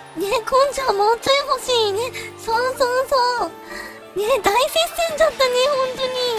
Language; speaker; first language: Japanese; native; Japanese